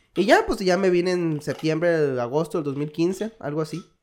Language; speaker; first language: Spanish; native; Spanish